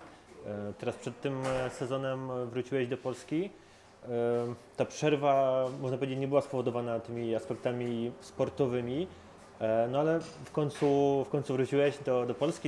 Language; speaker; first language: Polish; native; Polish